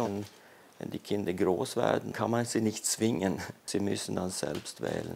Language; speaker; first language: German; non-native, fluent; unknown